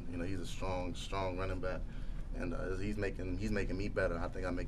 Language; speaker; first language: English; native; English